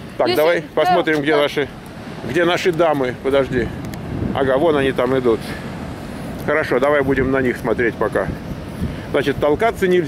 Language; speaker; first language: Russian; native; Russian